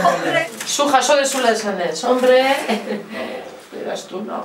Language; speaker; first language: Basque; native; Basque